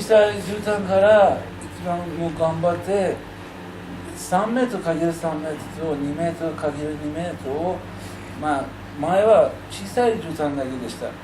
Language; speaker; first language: Japanese; non-native, learner; Persian